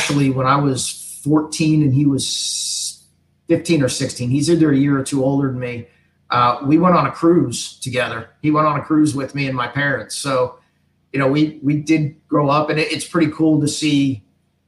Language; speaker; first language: English; native; English